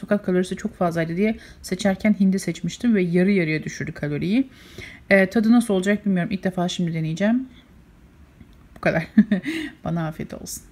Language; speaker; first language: Turkish; native; Turkish